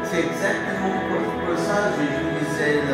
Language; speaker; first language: French; non-native, fluent; English